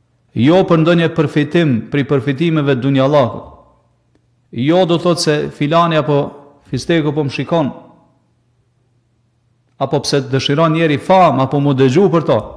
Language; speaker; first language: Albanian; native; Albanian